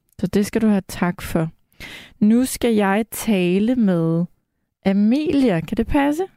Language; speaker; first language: Danish; native; Danish